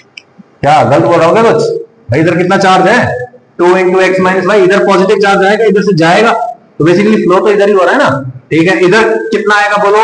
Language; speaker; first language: Hindi; native; Hindi